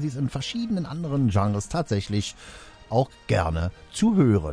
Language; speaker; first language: German; native; German